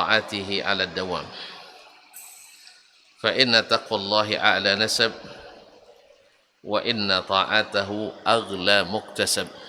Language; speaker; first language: Arabic; non-native, fluent; Indonesian